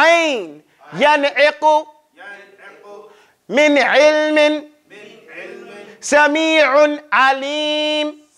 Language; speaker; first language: Arabic; non-native, fluent; English